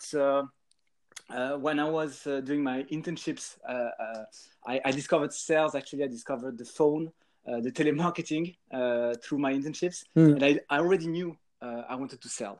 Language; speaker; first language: English; non-native, fluent; French